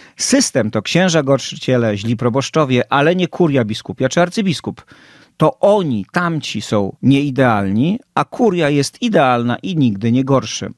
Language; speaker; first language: Polish; native; Polish